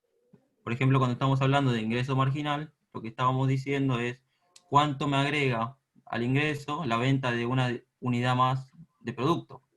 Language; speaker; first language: Spanish; native; Spanish